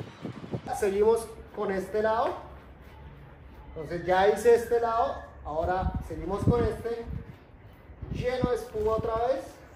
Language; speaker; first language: Spanish; native; Spanish